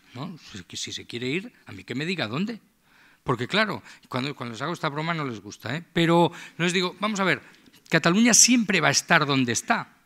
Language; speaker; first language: Spanish; native; Spanish